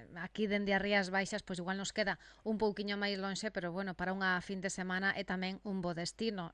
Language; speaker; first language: Galician; native; Galician